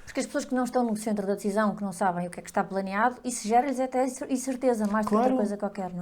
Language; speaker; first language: Portuguese; native; Portuguese